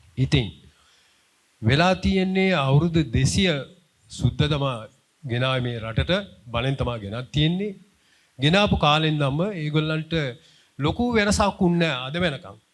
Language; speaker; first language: Sinhala; non-native, local second language; Tamil